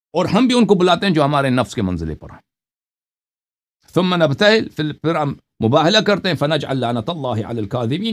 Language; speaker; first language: Urdu; non-native, local second language; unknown